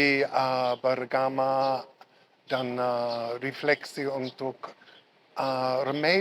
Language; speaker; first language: Indonesian; non-native, learner; English